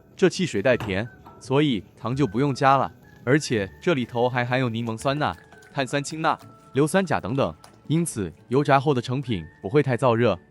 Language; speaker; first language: Chinese; native; Chinese